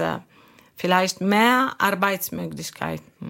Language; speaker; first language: German; non-native, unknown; Arabic